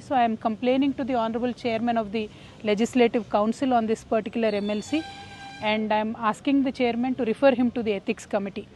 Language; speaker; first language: English; non-native, local second language; Telugu